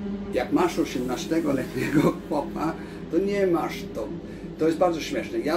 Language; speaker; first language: Polish; early bilingual, heritage; Polish